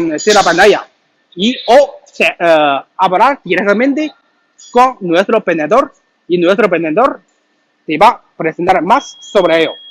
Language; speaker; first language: Spanish; non-native, learner; Chinese